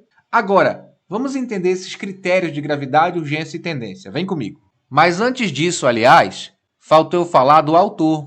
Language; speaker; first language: Portuguese; native; Portuguese